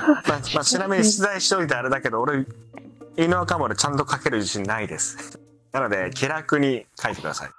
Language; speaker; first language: Japanese; native; Japanese